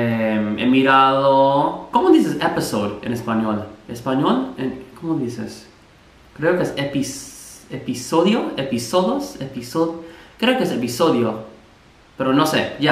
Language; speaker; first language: Spanish; non-native, fluent; English